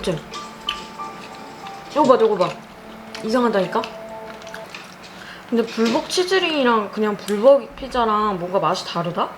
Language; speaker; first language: Korean; native; Korean